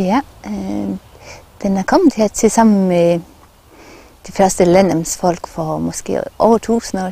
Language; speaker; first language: Danish; non-native, local second language; Faroese